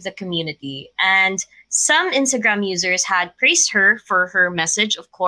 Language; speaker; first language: English; non-native, local second language; Filipino